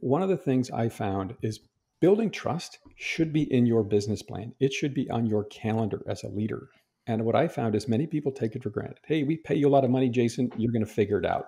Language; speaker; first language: English; native; English